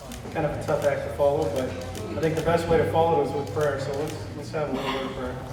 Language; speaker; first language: English; native; English